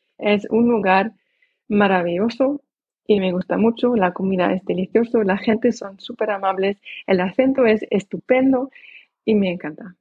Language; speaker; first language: Spanish; non-native, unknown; Dutch